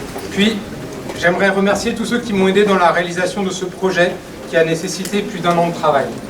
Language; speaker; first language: French; native; French